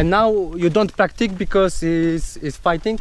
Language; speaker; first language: English; non-native, learner; Polish